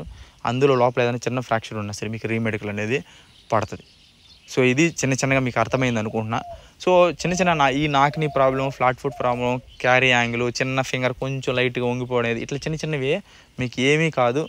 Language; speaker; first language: Telugu; native; Telugu